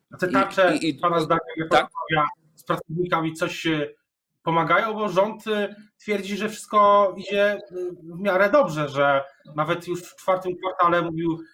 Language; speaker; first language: Polish; native; Polish